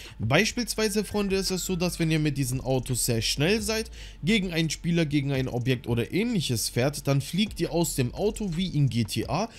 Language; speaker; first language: German; native; German